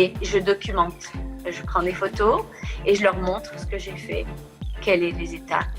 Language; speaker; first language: French; non-native, fluent; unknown